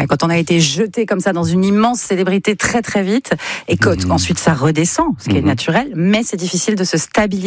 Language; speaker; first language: French; native; French